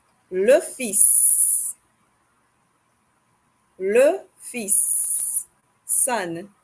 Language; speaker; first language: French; non-native, fluent; English